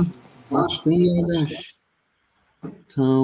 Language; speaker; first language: Turkish; early bilingual, heritage; Turkish